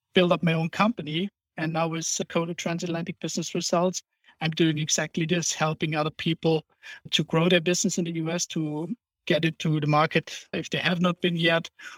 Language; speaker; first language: English; non-native, fluent; German